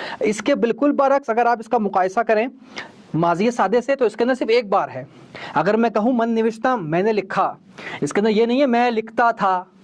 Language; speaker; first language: Urdu; native; Urdu